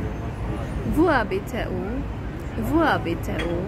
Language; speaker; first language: French; non-native, learner; Hungarian